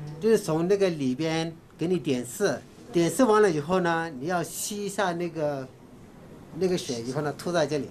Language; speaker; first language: Chinese; non-native, fluent; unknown